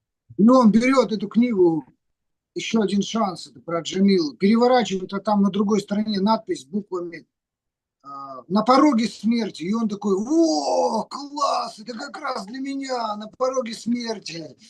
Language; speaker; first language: Russian; native; Russian